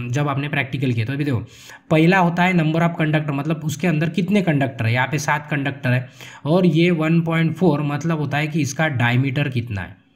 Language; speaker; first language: Hindi; non-native, local second language; Marathi